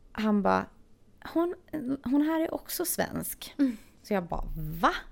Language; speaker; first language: Swedish; native; Swedish